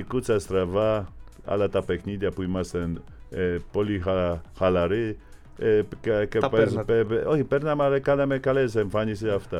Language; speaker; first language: Greek; non-native, fluent; Polish